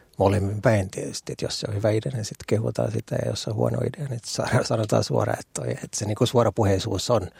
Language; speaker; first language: Finnish; non-native, local second language; Swedish